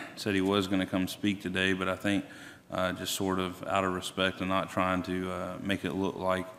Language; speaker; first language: English; native; English